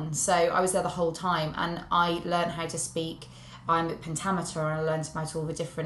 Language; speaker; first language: English; native; English